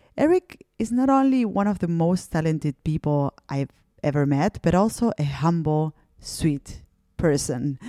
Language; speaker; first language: English; non-native, fluent; Spanish